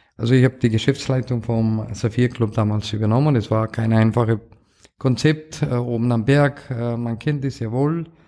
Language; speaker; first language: German; non-native, fluent; Romanian